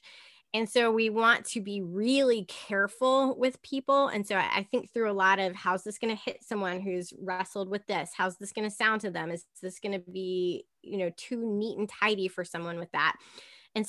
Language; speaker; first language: English; native; English